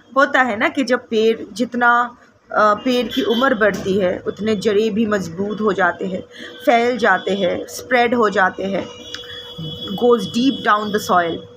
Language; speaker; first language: Hindi; non-native, local second language; Bangla